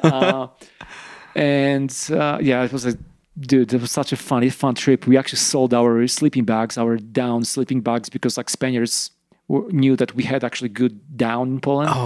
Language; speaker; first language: English; non-native, fluent; Polish